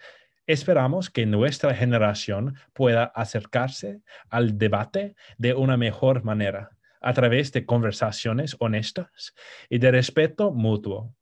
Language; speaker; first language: Spanish; non-native, fluent; English